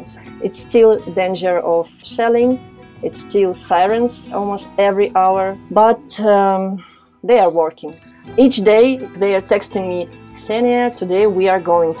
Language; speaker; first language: English; non-native, fluent; Ukrainian